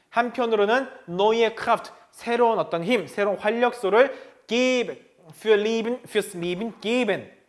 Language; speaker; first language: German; non-native, fluent; Korean